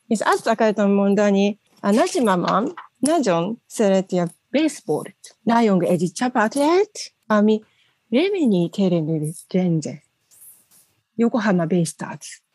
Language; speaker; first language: Hungarian; non-native, learner; Japanese